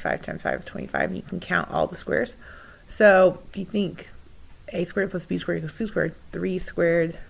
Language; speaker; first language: English; native; English